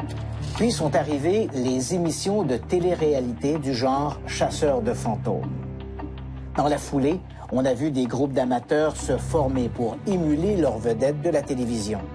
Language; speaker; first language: French; native; French